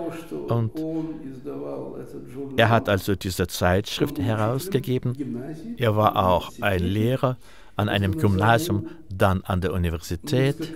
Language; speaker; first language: German; non-native, fluent; Russian